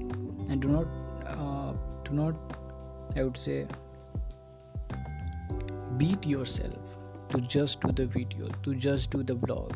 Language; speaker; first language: English; non-native, local second language; Hindi